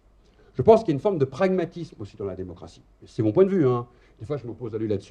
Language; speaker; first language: French; native; French